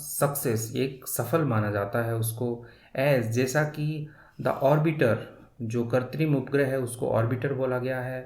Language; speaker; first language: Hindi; native; Hindi